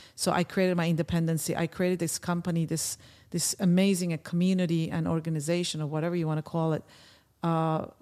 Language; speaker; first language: English; early bilingual, other home language; Persian